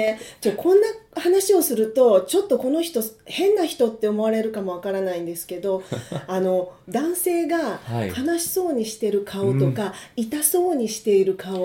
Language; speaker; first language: Japanese; native; Japanese